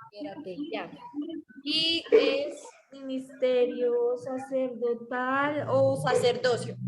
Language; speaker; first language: Spanish; native; Spanish